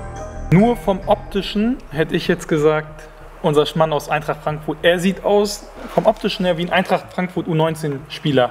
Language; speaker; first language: German; native; German